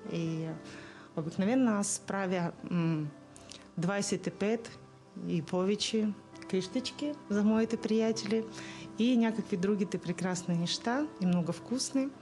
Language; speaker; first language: Bulgarian; non-native, learner; Russian